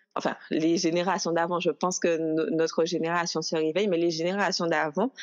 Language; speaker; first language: French; native; French